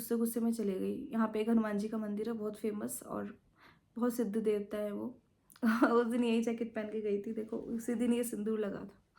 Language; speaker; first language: Hindi; native; Hindi